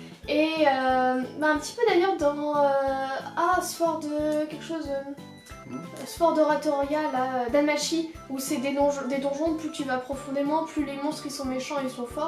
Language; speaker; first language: French; native; French